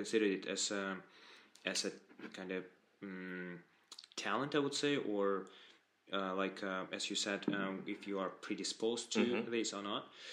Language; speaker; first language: English; non-native, fluent; Russian